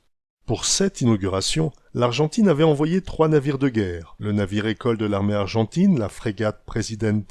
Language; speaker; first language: French; native; French